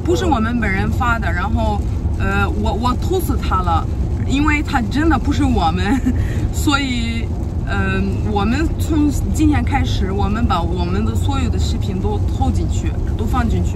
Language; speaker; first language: Chinese; non-native, fluent; French